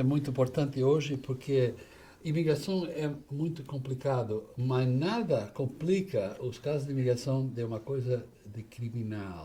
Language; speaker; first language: Portuguese; non-native, fluent; English